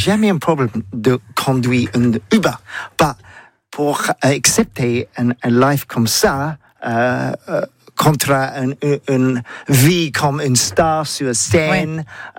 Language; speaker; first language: French; non-native, learner; English